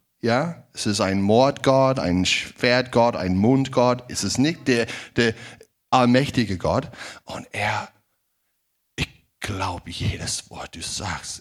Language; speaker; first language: German; non-native, fluent; English